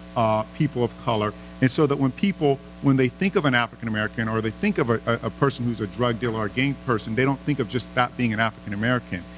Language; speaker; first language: English; native; English